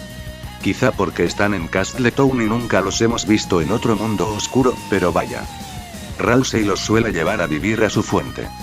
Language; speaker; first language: Spanish; native; Spanish